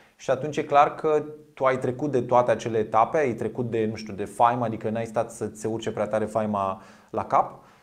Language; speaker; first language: Romanian; native; Romanian